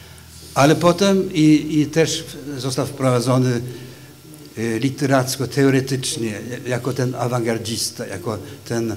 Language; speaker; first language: Polish; non-native, fluent; Swedish